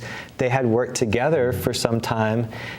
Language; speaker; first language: English; native; English